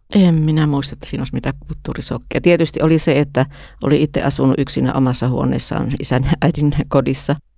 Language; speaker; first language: Finnish; native; Finnish